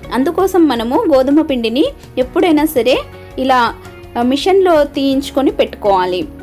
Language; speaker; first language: Telugu; non-native, local second language; Urdu